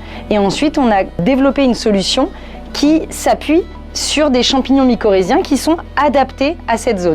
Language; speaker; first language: French; native; French